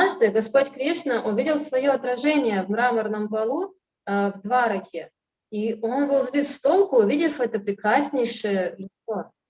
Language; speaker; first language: Russian; native; Russian